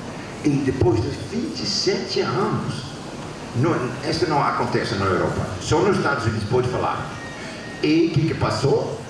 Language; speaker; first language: Portuguese; non-native, fluent; Dutch